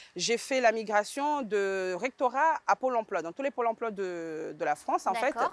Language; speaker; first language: French; native; French